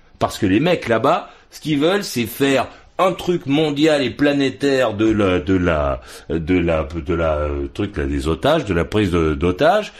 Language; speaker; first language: French; native; French